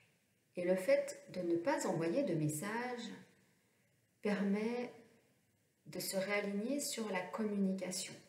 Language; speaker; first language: French; native; French